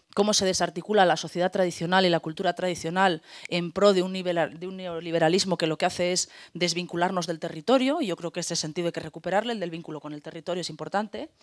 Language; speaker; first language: Spanish; native; Spanish